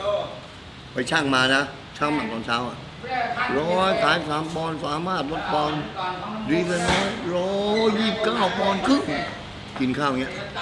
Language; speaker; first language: Thai; native; Thai